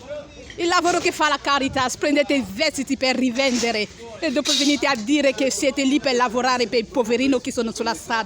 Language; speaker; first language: Italian; non-native, learner; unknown